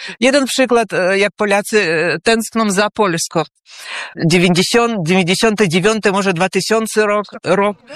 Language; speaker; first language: Polish; early bilingual, heritage; Polish